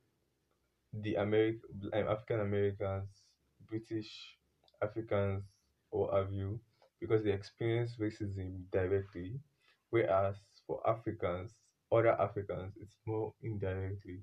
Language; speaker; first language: English; non-native, local second language; Yoruba